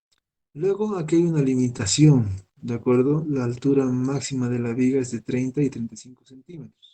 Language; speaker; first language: Spanish; native; Spanish